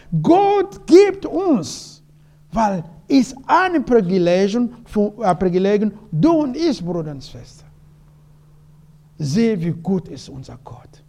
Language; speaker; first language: German; non-native, learner; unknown